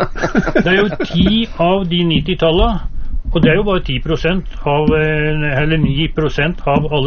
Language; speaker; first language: Norwegian; native; Norwegian